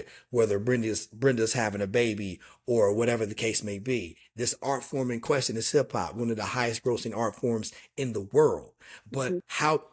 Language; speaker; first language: English; native; English